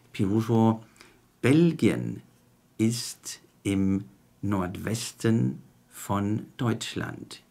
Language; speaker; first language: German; non-native, fluent; Chinese